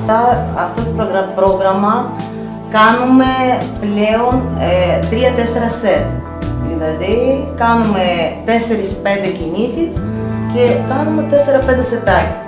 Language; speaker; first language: Greek; non-native, learner; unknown